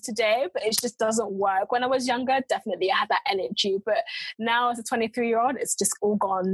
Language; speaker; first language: English; native; English